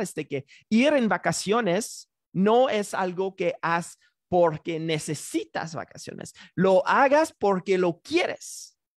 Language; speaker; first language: Spanish; non-native, fluent; French